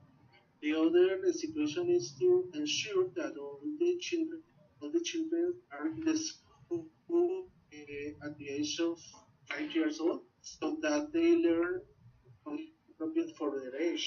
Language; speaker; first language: English; non-native, learner; Spanish